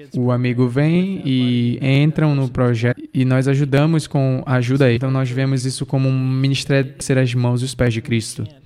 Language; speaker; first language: Portuguese; non-native, fluent; English